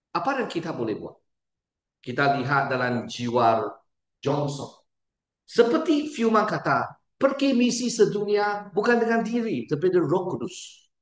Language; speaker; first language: Malay; non-native, local second language; Chinese